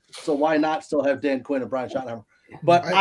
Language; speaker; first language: English; native; English